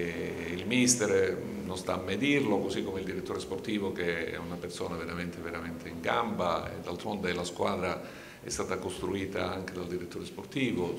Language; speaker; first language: Italian; native; Italian